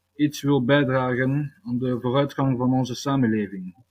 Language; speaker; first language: Dutch; early bilingual, other home language; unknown